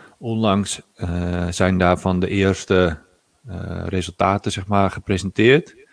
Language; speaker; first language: Dutch; native; Dutch